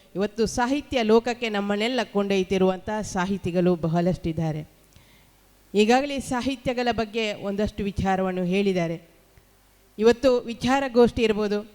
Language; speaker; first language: Kannada; native; Kannada